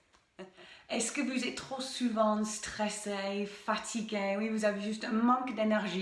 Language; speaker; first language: French; non-native, fluent; English